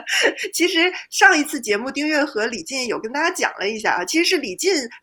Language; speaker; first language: Chinese; native; Chinese